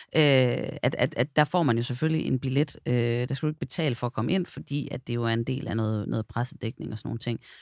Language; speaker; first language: Danish; native; Danish